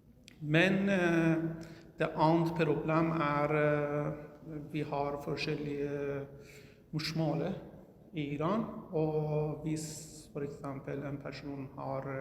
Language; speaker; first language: Norwegian; non-native, learner; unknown